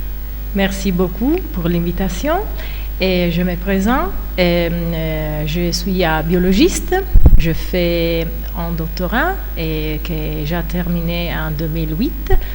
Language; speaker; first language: French; non-native, fluent; Italian